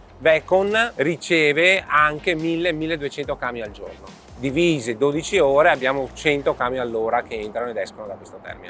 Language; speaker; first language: Italian; native; Italian